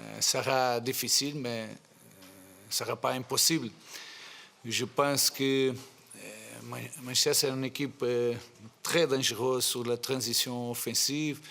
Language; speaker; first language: French; non-native, fluent; Portuguese